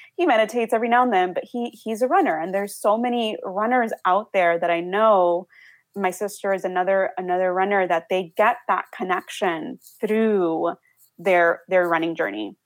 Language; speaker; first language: English; early bilingual, other home language; Spanish